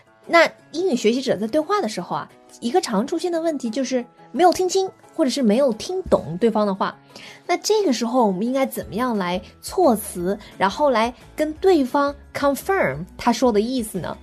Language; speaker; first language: Chinese; native; Chinese